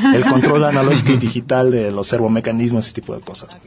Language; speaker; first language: Spanish; early bilingual, other home language; Japanese